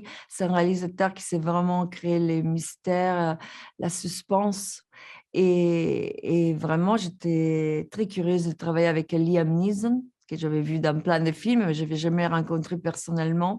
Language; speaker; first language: French; non-native, fluent; Italian